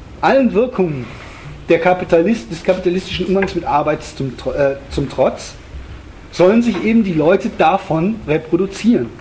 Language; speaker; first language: German; native; German